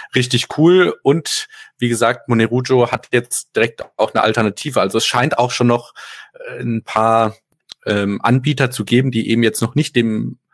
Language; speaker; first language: German; native; German